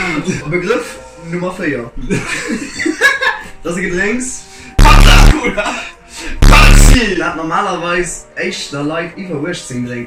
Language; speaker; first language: German; non-native, local second language; Luxembourgish